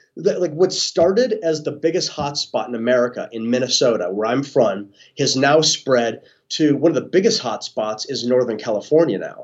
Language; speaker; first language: English; native; English